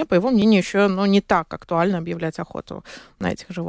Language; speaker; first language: Russian; native; Russian